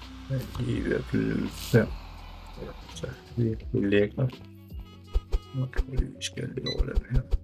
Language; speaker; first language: Danish; native; Danish